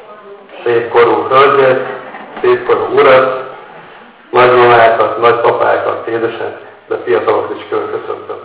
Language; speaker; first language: Hungarian; native; Hungarian